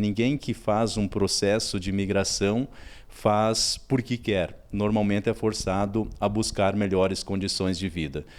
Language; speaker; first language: Portuguese; native; Portuguese